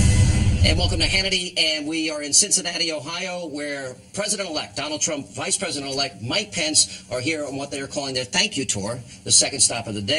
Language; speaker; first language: English; native; English